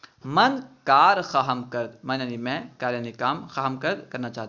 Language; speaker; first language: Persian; non-native, fluent; Urdu